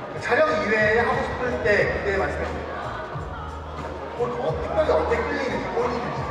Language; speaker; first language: Korean; native; Korean